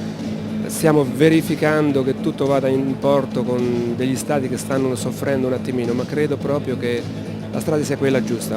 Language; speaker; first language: Italian; native; Italian